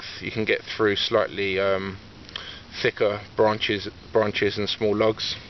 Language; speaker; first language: English; native; English